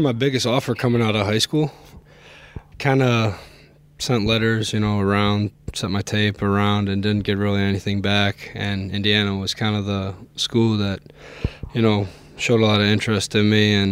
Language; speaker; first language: English; native; English